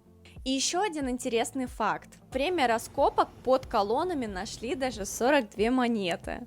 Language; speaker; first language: Russian; native; Russian